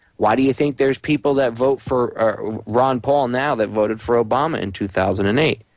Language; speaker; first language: English; native; English